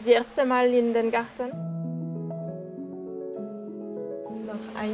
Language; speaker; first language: German; non-native, local second language; French